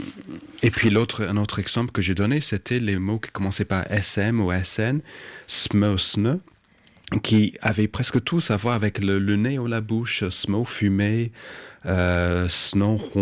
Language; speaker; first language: French; non-native, fluent; English